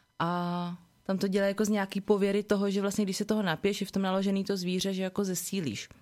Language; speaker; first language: Czech; early bilingual, other home language; Vietnamese